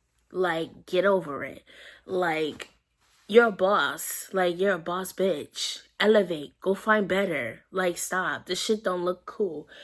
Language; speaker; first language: English; native; English